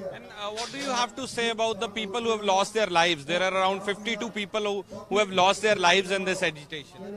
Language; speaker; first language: English; non-native, local second language; Punjabi